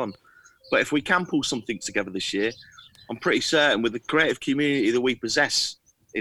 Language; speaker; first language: English; native; English